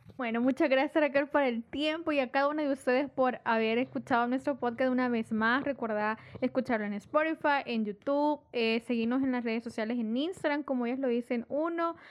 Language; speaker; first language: Spanish; native; Spanish